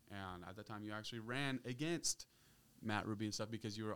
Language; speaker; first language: English; native; English